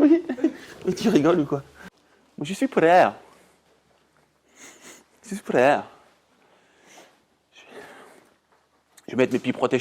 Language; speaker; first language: French; native; French